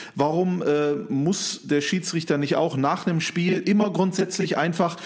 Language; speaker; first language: German; native; German